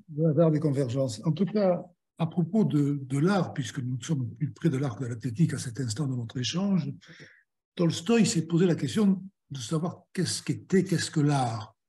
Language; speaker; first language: French; native; French